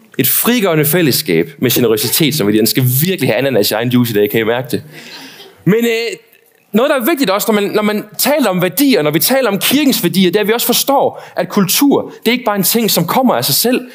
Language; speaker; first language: Danish; native; Danish